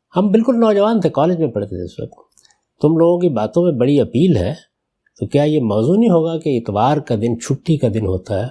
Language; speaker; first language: Urdu; non-native, local second language; Punjabi